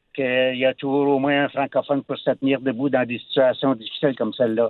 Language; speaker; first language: French; native; French